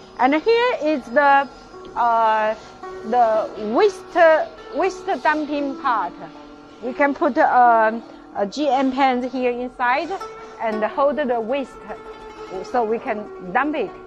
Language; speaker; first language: English; non-native, learner; Chinese